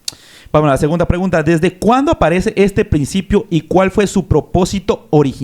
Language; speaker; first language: Spanish; native; Spanish